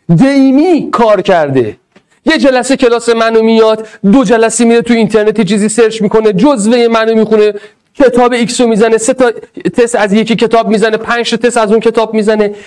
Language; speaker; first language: Persian; non-native, local second language; Arabic